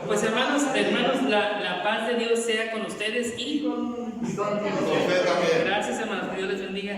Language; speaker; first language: Spanish; native; Spanish